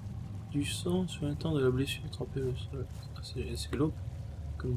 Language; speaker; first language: French; native; French